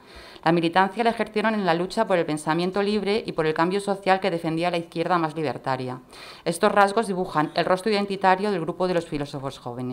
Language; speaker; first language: Spanish; native; Spanish